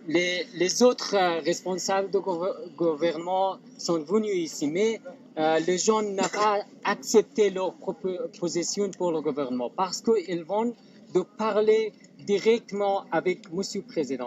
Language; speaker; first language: French; non-native, learner; Persian